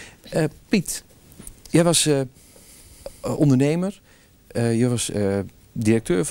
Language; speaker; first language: Dutch; native; Dutch